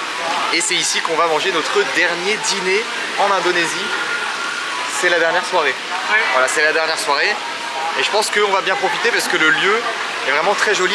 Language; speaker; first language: French; native; French